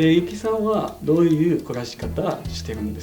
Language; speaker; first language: Japanese; non-native, fluent; Arabic